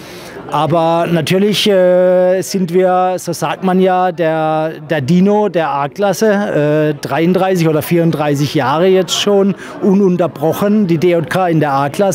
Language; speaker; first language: German; native; German